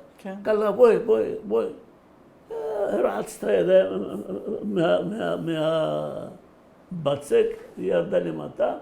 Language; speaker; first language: Hebrew; early bilingual, other home language; Arabic